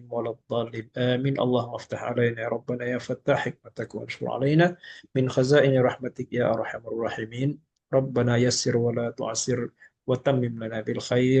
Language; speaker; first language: Arabic; non-native, fluent; Malay